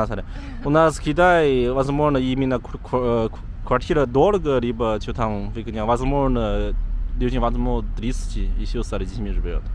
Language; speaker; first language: Russian; non-native, learner; Chinese